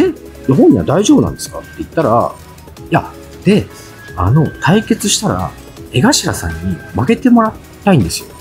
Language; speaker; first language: Japanese; native; Japanese